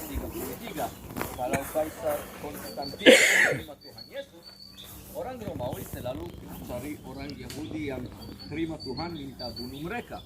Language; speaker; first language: Indonesian; non-native, fluent; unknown